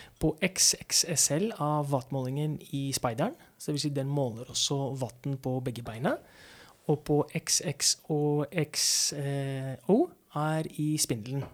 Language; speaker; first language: Norwegian; non-native, fluent; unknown